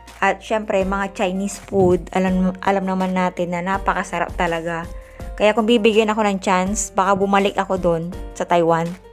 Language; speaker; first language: Filipino; native; Filipino